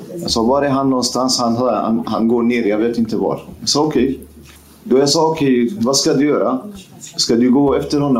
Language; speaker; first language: Swedish; non-native, fluent; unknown